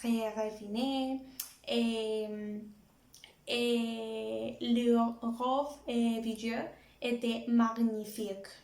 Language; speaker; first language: French; non-native, learner; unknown